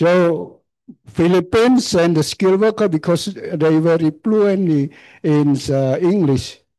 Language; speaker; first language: English; non-native, learner; Khmer